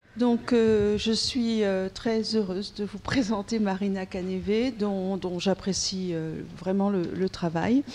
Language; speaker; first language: French; native; French